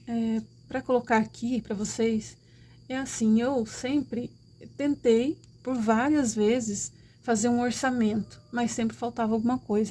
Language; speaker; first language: Portuguese; native; Portuguese